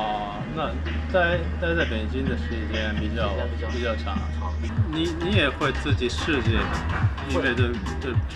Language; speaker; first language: Chinese; non-native, fluent; Japanese